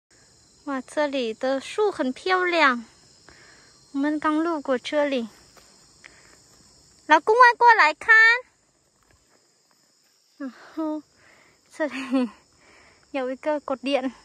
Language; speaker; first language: Chinese; non-native, fluent; Vietnamese